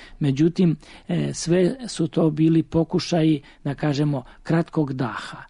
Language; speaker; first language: Serbian; native; Serbian